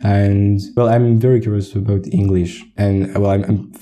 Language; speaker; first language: English; non-native, fluent; French